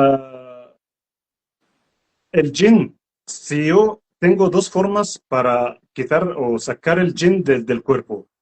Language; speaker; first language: Spanish; non-native, learner; Arabic